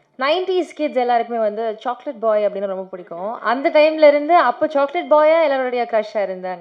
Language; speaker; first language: Tamil; native; Tamil